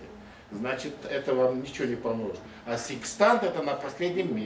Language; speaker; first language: Russian; non-native, fluent; Mongolian